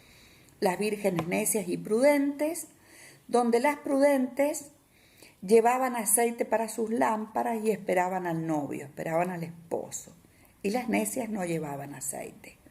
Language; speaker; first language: Spanish; native; Spanish